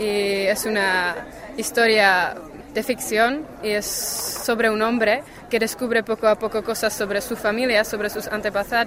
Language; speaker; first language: Spanish; non-native, learner; Czech